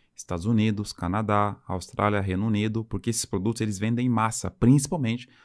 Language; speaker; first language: Portuguese; non-native, fluent; French